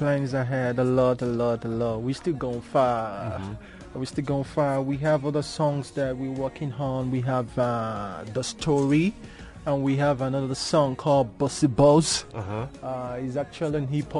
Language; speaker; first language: English; non-native, local second language; Yoruba